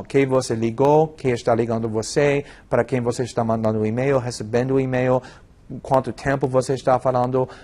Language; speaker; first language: Portuguese; non-native, fluent; English